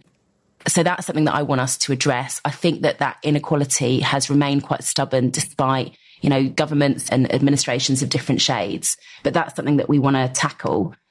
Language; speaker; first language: English; native; English